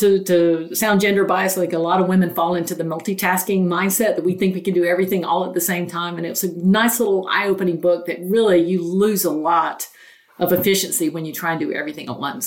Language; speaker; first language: English; native; English